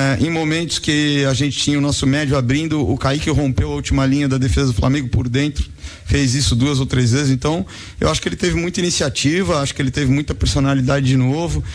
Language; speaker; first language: Portuguese; native; Portuguese